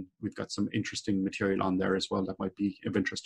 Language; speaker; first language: English; native; English